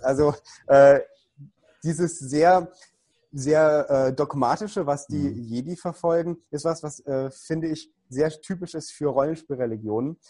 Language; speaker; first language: German; native; German